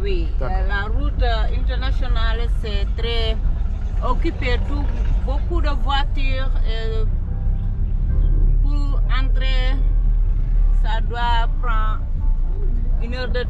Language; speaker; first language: French; non-native, learner; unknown